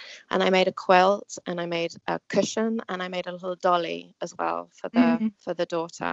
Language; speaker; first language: English; native; English